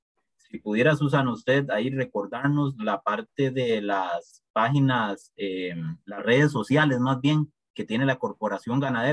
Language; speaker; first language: Spanish; native; Spanish